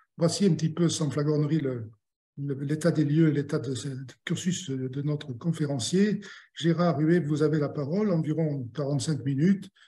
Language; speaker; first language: French; native; French